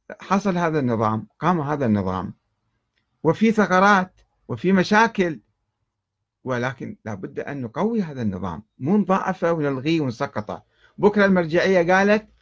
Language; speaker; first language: Arabic; native; Arabic